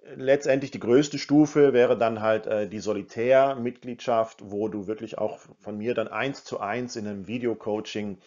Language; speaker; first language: German; native; German